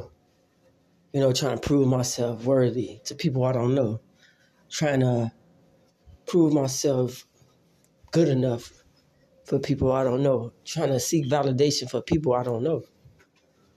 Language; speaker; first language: English; native; English